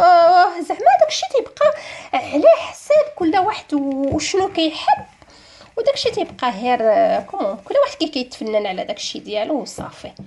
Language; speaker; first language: Arabic; native; Arabic